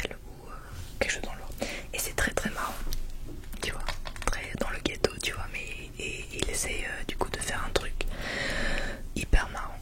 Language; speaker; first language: French; native; French